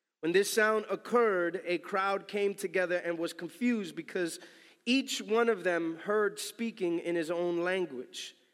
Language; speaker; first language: English; early bilingual, other home language; Spanish